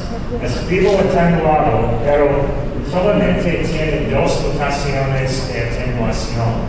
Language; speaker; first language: Spanish; non-native, fluent; English